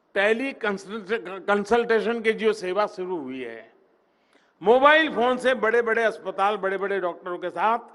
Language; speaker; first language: Hindi; non-native, local second language; Gujarati